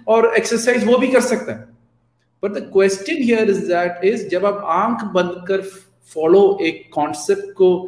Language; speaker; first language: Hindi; non-native, local second language; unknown